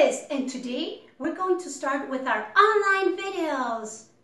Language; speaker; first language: English; non-native, fluent; Spanish